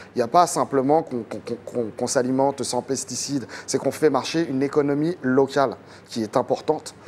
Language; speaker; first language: French; native; French